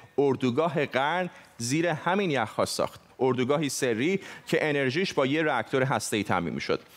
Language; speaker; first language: Persian; native; Persian